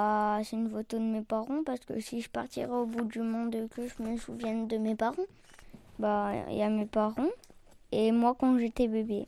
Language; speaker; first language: French; early bilingual, other home language; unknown